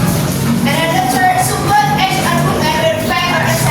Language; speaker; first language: English; non-native, fluent; Indonesian